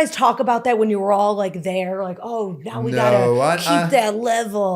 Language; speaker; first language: English; native; English